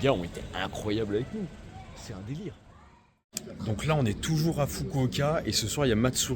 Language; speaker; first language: French; native; French